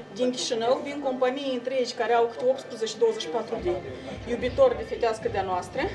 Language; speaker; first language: Romanian; non-native, local second language; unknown